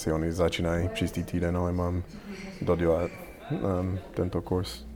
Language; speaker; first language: Czech; non-native, learner; English